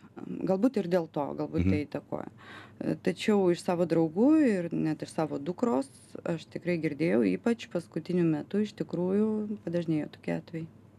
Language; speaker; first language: Lithuanian; non-native, local second language; Russian